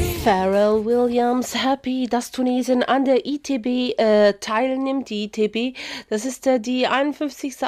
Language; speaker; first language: German; non-native, fluent; Arabic